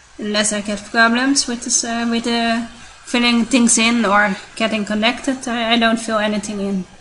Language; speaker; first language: English; non-native, fluent; Dutch